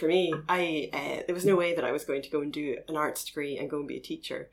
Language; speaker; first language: English; native; English